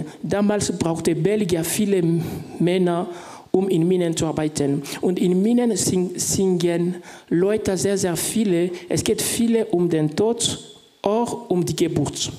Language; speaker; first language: German; non-native, fluent; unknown